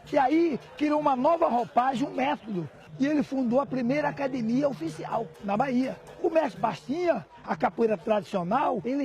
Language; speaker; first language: Portuguese; native; Portuguese